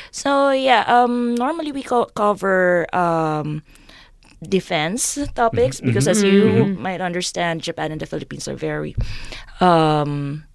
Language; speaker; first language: English; non-native, local second language; Filipino